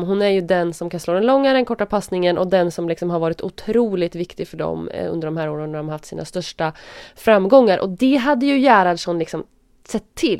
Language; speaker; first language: Swedish; native; Swedish